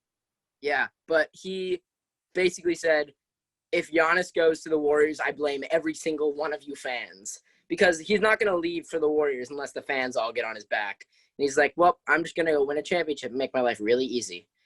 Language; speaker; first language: English; native; English